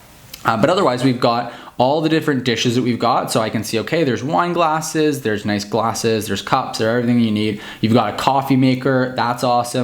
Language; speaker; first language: English; native; English